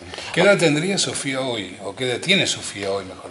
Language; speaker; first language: Spanish; native; Spanish